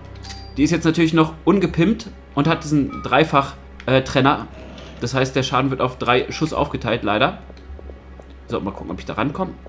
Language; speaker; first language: German; native; German